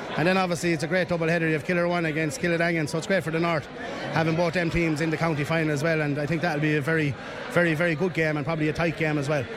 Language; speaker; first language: English; native; English